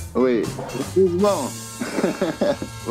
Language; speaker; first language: French; non-native, fluent; Dutch